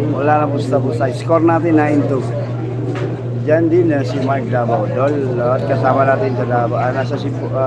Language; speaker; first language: Filipino; non-native, local second language; Cebuano